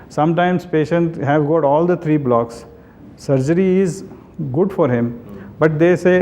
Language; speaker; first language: English; non-native, local second language; Kannada